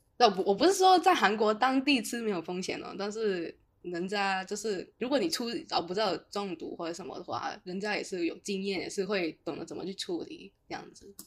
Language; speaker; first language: Chinese; non-native, local second language; Cantonese